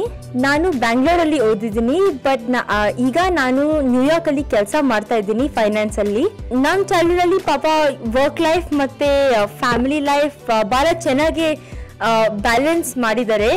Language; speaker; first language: Kannada; early bilingual, heritage; Kannada